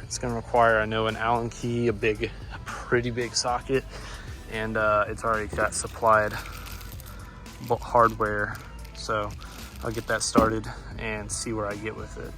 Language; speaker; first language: English; native; English